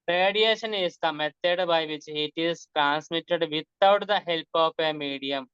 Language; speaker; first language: English; non-native, local second language; Malayalam